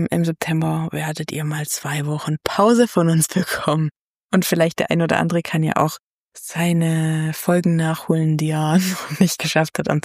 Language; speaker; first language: German; native; German